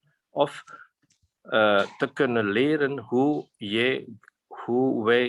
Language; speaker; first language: Dutch; non-native, fluent; Indonesian